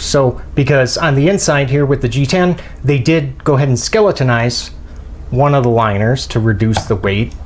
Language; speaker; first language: English; native; English